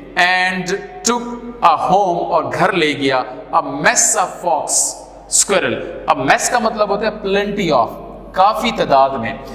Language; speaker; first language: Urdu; non-native, local second language; Punjabi